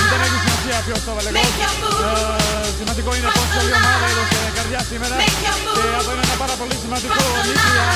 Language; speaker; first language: Greek; non-native, learner; Serbian